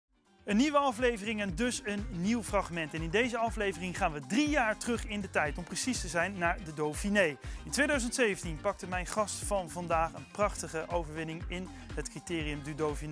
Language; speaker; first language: Dutch; native; Dutch